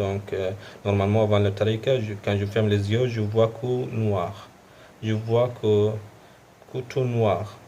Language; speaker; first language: French; non-native, local second language; Arabic